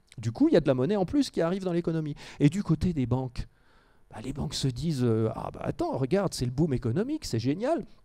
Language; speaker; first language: French; native; French